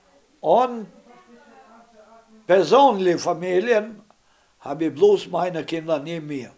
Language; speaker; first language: German; non-native, learner; Romany